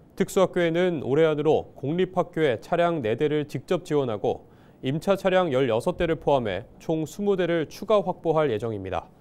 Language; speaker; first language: Korean; native; Korean